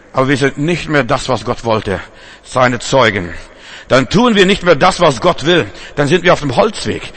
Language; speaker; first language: German; non-native, fluent; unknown